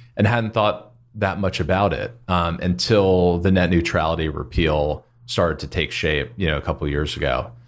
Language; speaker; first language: English; native; English